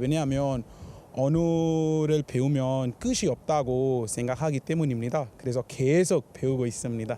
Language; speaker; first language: Korean; non-native, fluent; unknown